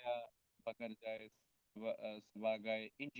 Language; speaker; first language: Indonesian; non-native, learner; Bangla